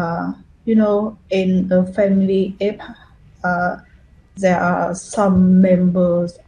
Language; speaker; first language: English; non-native, learner; Vietnamese